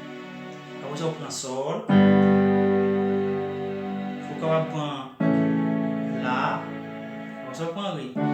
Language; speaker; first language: French; non-native, local second language; Haitian Creole